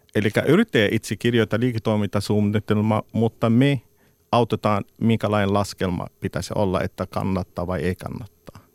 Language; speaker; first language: Finnish; non-native, fluent; Arabic